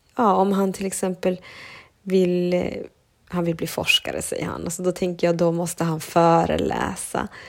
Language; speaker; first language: Swedish; early bilingual, other home language; Spanish